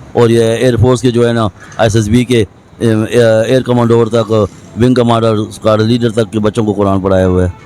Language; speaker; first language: Urdu; non-native, local second language; Pashto